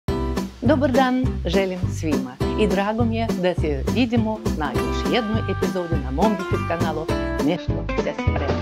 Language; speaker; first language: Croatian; non-native, fluent; Russian